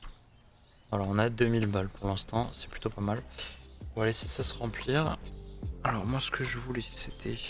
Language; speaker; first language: French; native; French